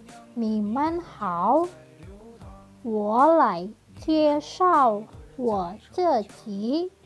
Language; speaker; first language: Chinese; non-native, fluent; Indonesian